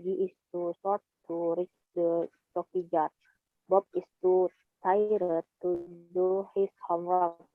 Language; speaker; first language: English; non-native, learner; Indonesian